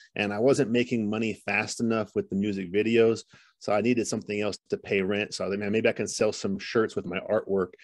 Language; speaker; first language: English; native; English